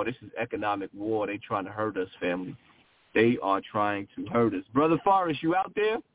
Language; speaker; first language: English; native; English